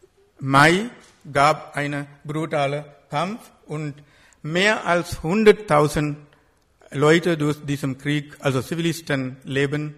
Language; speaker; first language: German; non-native, fluent; Sinhala